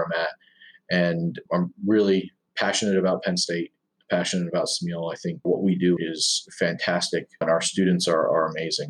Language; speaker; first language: English; native; English